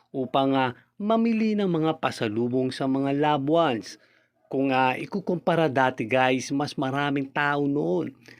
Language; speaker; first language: Filipino; native; Filipino